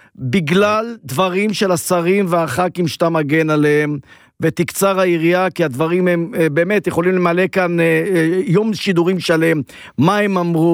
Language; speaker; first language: Hebrew; native; Hebrew